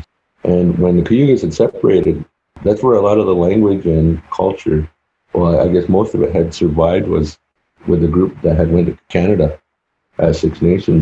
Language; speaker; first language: English; native; English